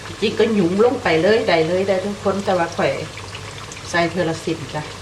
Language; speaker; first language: Thai; native; Thai